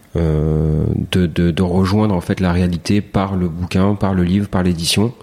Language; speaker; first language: French; native; French